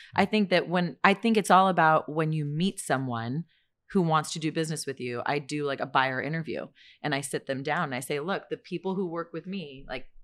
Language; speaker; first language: English; native; English